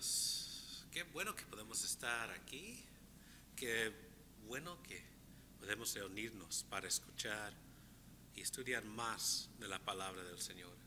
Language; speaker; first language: Spanish; non-native, fluent; English